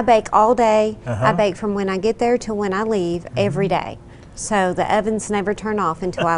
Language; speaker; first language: English; native; English